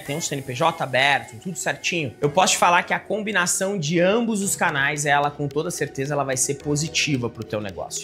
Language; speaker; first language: Portuguese; native; Portuguese